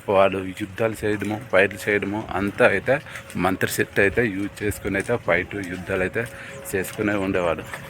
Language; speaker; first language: Telugu; non-native, local second language; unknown